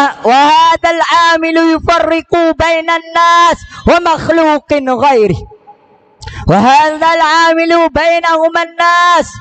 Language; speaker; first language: Arabic; non-native, learner; Achinese